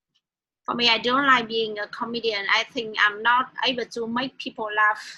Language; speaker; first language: English; non-native, learner; Vietnamese